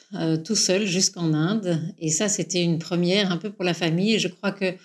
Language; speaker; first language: French; native; French